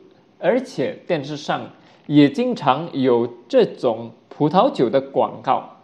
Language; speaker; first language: Chinese; non-native, fluent; Indonesian